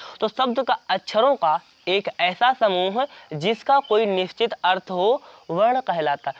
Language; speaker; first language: Hindi; native; Hindi